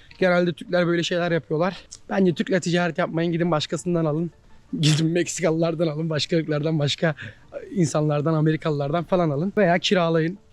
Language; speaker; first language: Turkish; native; Turkish